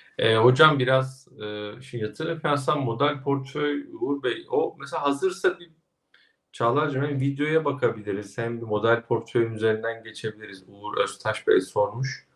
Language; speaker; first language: Turkish; native; Turkish